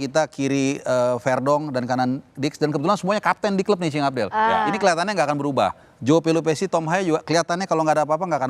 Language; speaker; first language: Indonesian; native; Indonesian